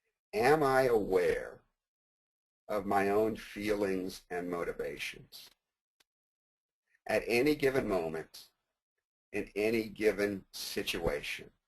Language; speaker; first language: English; native; English